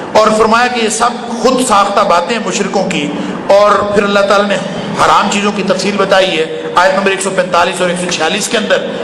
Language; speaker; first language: Urdu; non-native, local second language; Punjabi